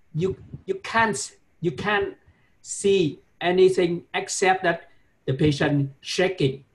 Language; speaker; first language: English; non-native, fluent; Vietnamese